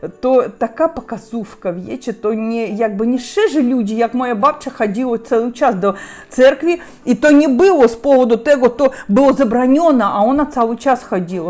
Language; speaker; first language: Polish; non-native, learner; Russian